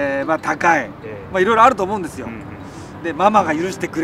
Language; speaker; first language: Japanese; native; Japanese